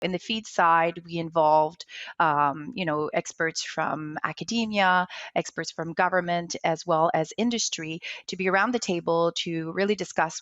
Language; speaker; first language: English; non-native, local second language; French